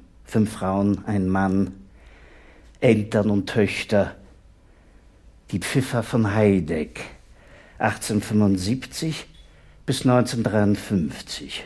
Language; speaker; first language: German; native; German